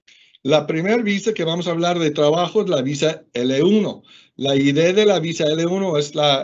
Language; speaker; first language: Spanish; non-native, fluent; English